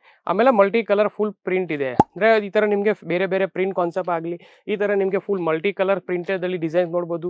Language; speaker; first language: Kannada; non-native, local second language; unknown